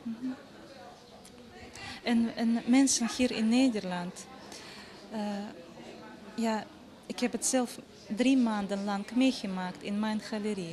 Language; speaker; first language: Dutch; non-native, fluent; Russian